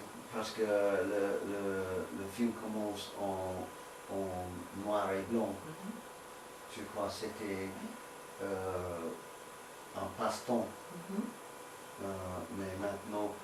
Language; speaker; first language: French; non-native, learner; English